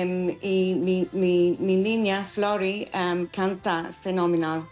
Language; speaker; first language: Spanish; non-native, fluent; English